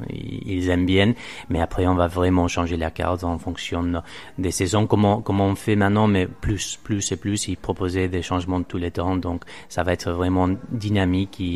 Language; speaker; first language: French; non-native, fluent; Spanish